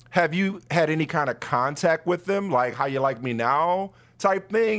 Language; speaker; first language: English; native; English